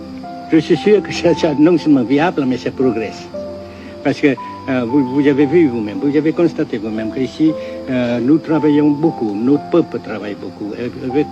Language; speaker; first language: French; non-native, local second language; Vietnamese